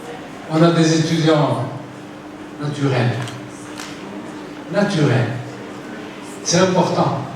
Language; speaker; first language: French; non-native, local second language; Arabic